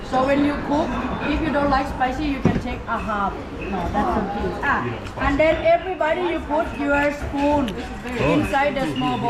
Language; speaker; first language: English; non-native, fluent; Thai